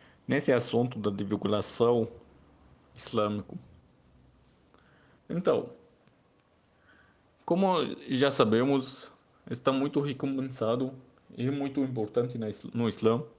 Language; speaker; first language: Portuguese; non-native, learner; Arabic